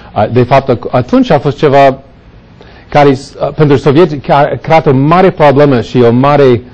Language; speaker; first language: Romanian; non-native, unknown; English